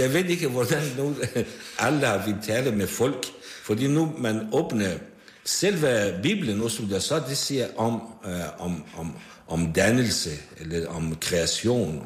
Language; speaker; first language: Danish; non-native, fluent; Persian